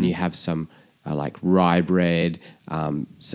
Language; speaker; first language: English; native; English